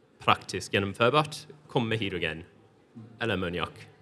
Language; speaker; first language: Norwegian; non-native, fluent; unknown